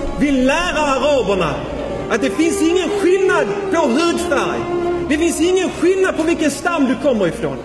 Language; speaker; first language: Swedish; non-native, fluent; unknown